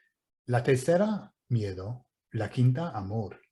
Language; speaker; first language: Spanish; non-native, fluent; English